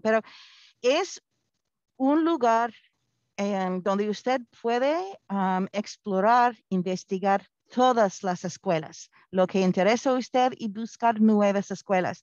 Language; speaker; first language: Spanish; non-native, fluent; English